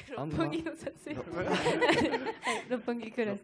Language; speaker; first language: Japanese; native; Japanese